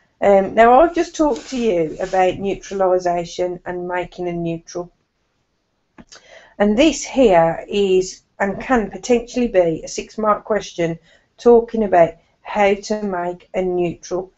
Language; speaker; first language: English; native; English